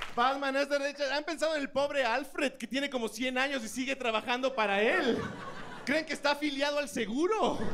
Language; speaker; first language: Spanish; native; Spanish